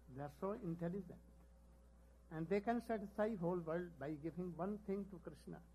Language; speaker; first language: Hindi; native; Hindi